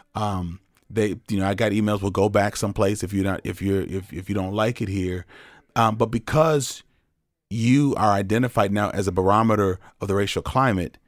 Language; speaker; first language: English; native; English